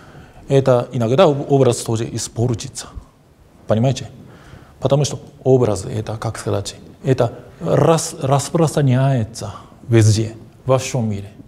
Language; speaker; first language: Russian; non-native, fluent; Japanese